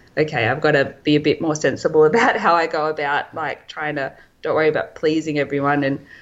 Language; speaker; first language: English; native; English